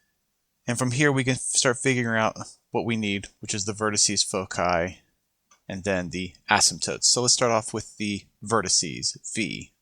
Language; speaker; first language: English; native; English